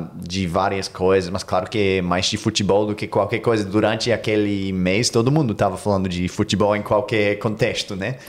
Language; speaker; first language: Portuguese; non-native, fluent; English